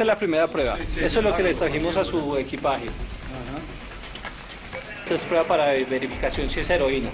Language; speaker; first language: Spanish; native; Spanish